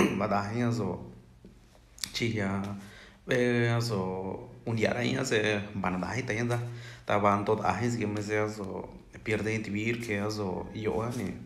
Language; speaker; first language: Spanish; non-native, local second language; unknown